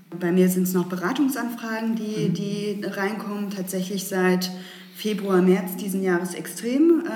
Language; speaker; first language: German; native; German